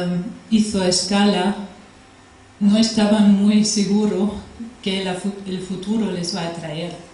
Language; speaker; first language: Spanish; non-native, fluent; German